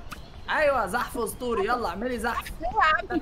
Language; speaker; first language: Arabic; native; Arabic